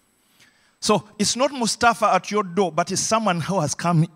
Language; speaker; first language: English; non-native, local second language; Ganda